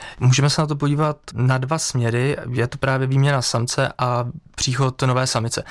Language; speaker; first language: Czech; native; Czech